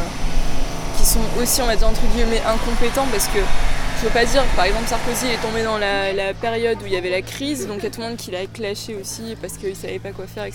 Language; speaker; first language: French; native; French